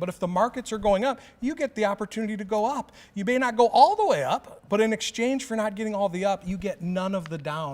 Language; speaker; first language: English; native; English